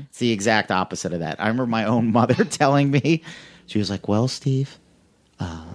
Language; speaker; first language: English; native; English